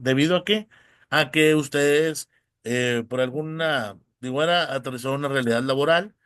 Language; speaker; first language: Spanish; native; Spanish